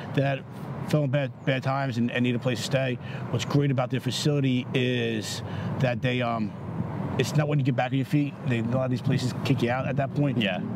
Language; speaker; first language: English; native; English